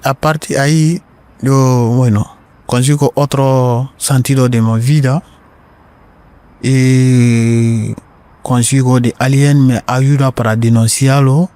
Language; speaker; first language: Spanish; non-native, learner; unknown